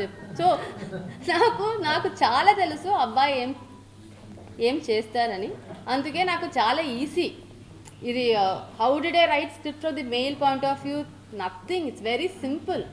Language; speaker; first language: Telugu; non-native, learner; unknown